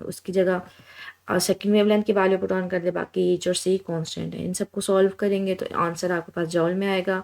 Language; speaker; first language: Hindi; non-native, local second language; Punjabi